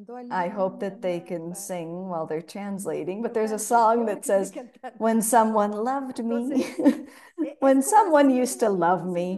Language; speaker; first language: English; non-native, fluent; Spanish